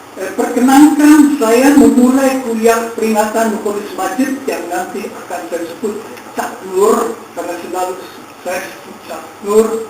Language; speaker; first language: Indonesian; non-native, fluent; German